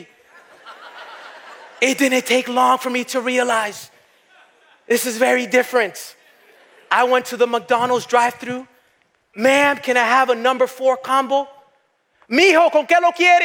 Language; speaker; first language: English; native; English